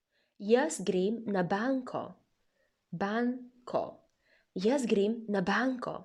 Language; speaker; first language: Slovenian; non-native, fluent; Chinese